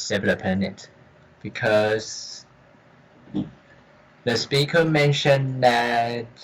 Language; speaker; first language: English; non-native, learner; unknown